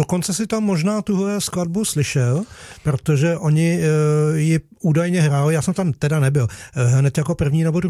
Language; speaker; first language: Czech; native; Czech